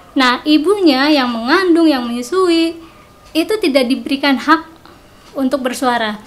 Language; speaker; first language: Indonesian; non-native, local second language; Sundanese